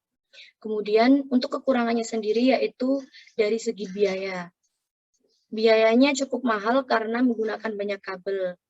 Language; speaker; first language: Indonesian; native; Indonesian